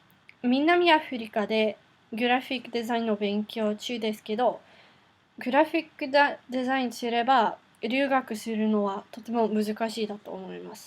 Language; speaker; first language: Japanese; non-native, learner; Afrikaans